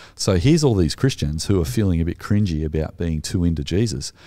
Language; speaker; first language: English; native; English